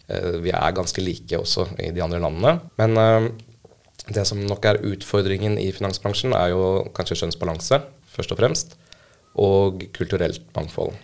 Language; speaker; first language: Norwegian; native; Norwegian